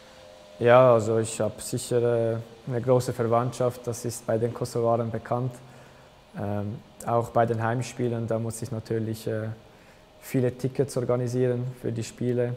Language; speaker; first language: German; early bilingual, other home language; Albanian